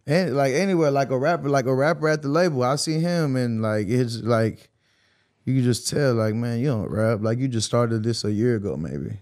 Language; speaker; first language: English; native; English